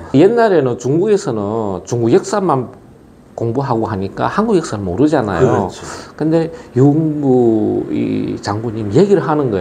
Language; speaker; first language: Korean; early bilingual, other home language; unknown